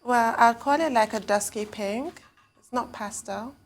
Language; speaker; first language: English; native; English